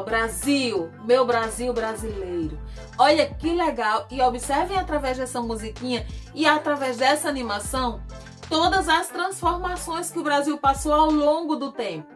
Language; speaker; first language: Portuguese; native; Portuguese